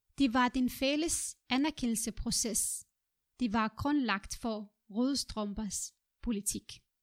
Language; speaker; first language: Danish; non-native, fluent; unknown